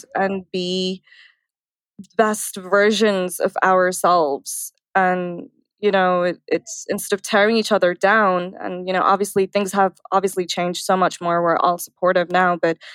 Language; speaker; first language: English; early bilingual, other home language; Arabic